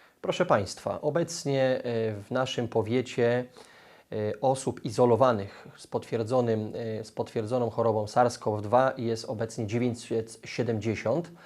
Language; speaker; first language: Polish; native; Polish